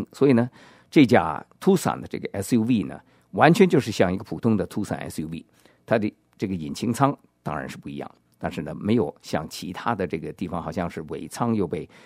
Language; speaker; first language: Chinese; native; Chinese